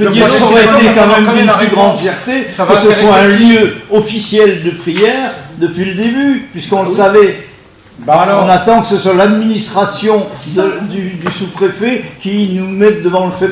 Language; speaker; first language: French; native; French